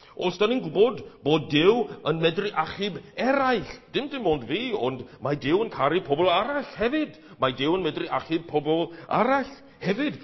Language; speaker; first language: Welsh; non-native, fluent; English